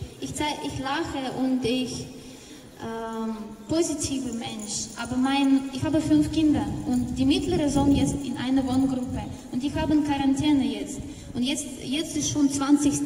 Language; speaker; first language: German; non-native, learner; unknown